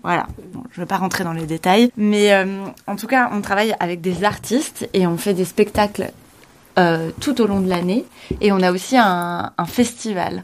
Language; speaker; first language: French; native; French